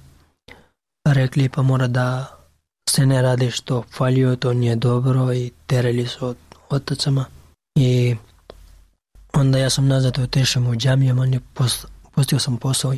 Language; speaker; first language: Serbian; non-native, learner; Pashto